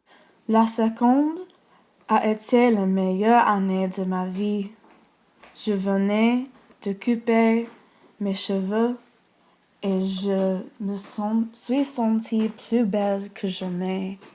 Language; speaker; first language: French; non-native, learner; English